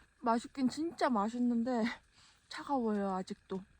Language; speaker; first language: Korean; native; Korean